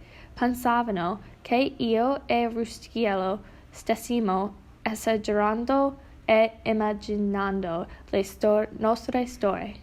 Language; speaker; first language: Italian; non-native, learner; English